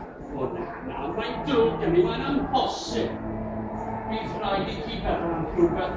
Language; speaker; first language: Welsh; non-native, learner; English